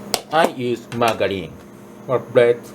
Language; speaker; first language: English; non-native, learner; Japanese